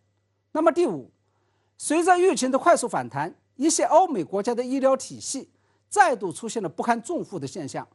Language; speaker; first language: Chinese; native; Chinese